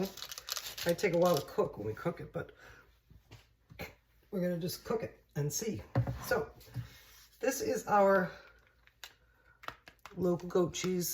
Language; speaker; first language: English; native; English